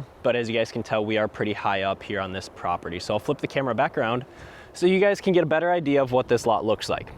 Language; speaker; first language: English; native; English